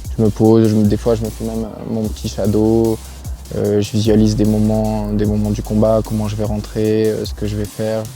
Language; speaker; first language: French; native; French